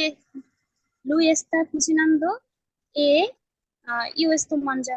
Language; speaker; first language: Spanish; non-native, learner; Bangla